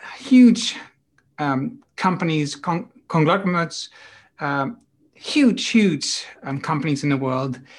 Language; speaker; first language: English; non-native, fluent; Dutch